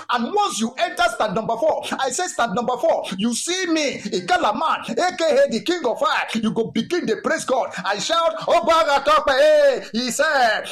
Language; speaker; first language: Nigerian Pidgin; non-native, local second language; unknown